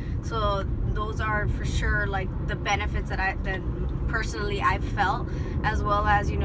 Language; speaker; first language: English; native; English